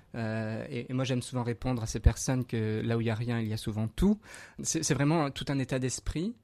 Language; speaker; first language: French; native; French